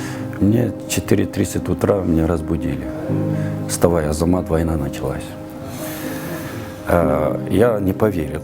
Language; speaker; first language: Russian; non-native, local second language; Kyrgyz